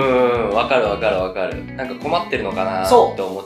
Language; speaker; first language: Japanese; native; Japanese